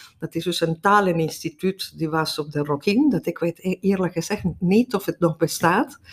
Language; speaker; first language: Dutch; non-native, fluent; Spanish